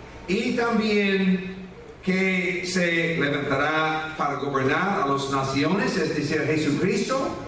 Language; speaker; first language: Spanish; non-native, fluent; English